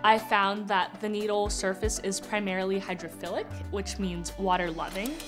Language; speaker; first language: English; native; English